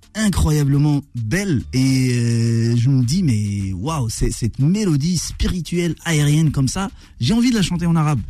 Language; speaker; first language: French; non-native, local second language; Arabic